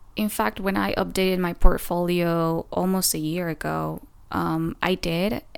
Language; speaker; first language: English; non-native, fluent; Spanish